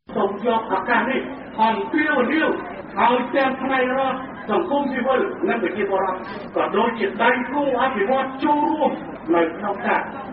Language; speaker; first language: Khmer; native; Khmer